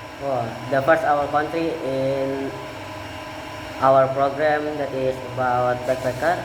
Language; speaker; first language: English; non-native, learner; Indonesian